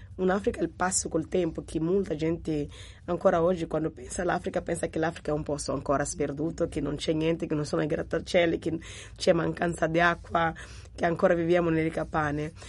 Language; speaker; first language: Italian; non-native, fluent; Portuguese